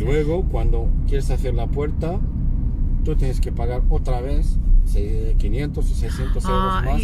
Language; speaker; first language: Spanish; non-native, fluent; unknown